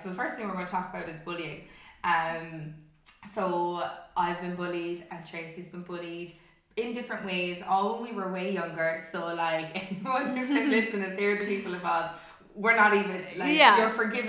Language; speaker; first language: English; native; English